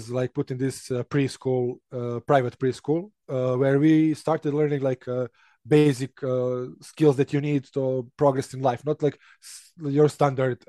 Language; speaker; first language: English; non-native, fluent; Serbian